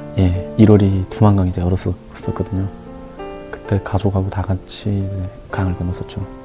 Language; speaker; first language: Korean; native; Korean